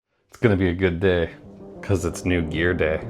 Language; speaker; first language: English; native; English